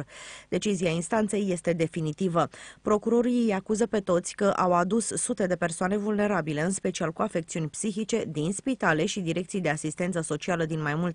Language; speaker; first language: Romanian; native; Romanian